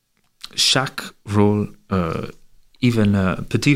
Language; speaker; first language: French; non-native, learner; English